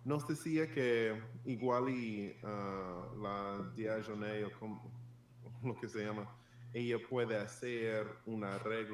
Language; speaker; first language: Spanish; early bilingual, heritage; Spanish